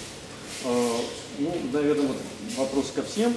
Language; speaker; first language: Russian; native; Russian